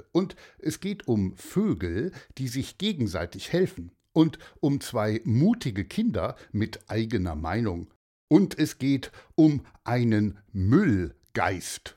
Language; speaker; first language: German; native; German